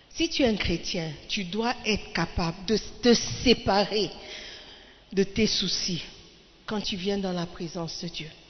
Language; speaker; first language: French; non-native, fluent; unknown